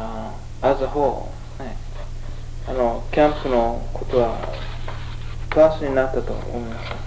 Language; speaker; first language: Japanese; early bilingual, heritage; Japanese